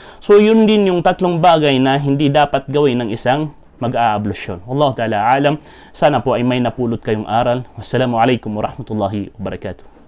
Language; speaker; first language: Filipino; non-native, local second language; Maranao